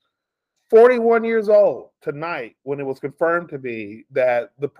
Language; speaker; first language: English; native; English